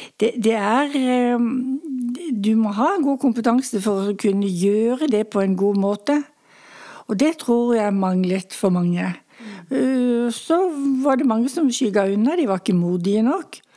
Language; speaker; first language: Norwegian; native; Norwegian